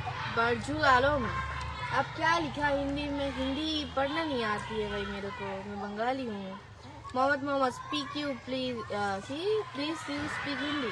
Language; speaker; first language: Hindi; non-native, learner; Bangla